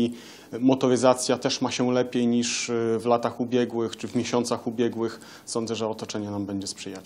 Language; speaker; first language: Polish; native; Polish